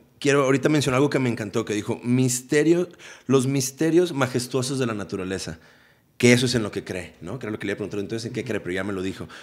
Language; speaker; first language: Spanish; native; Spanish